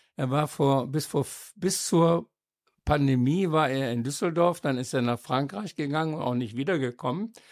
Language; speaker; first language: German; native; German